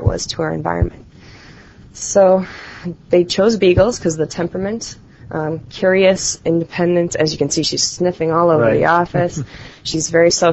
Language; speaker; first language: English; native; English